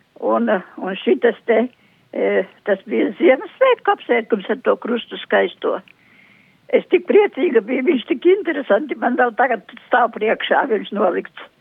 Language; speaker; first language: Latvian; native; Latvian